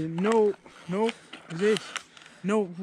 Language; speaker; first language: English; non-native, learner; Korean